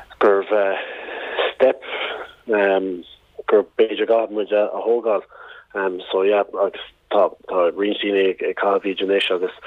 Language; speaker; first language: Irish; non-native, local second language; English